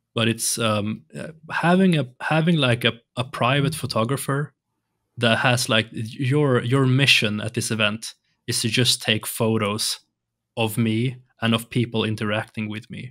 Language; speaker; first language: English; non-native, fluent; Swedish